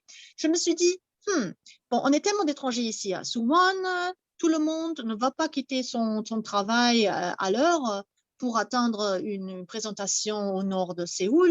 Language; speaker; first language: French; non-native, fluent; German